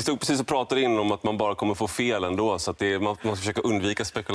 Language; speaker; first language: Swedish; native; Swedish